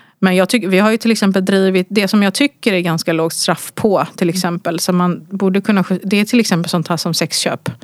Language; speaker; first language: Swedish; early bilingual, other home language; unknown